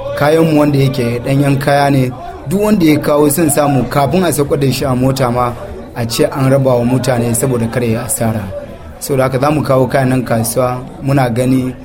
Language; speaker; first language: Hausa; native; Hausa